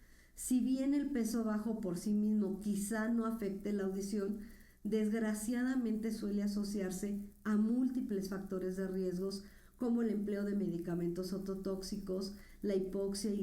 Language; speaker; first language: Spanish; native; Spanish